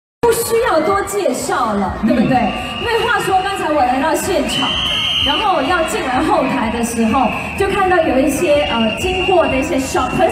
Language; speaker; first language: Chinese; native; Chinese